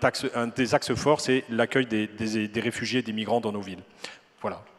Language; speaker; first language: French; native; French